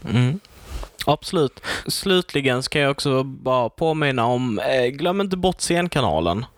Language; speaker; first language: Swedish; native; Swedish